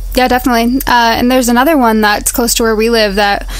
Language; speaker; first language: English; native; English